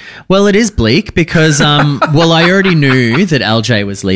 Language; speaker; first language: English; native; English